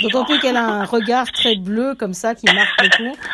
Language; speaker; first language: French; native; French